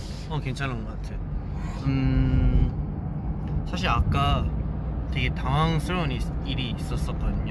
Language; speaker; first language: Korean; native; Korean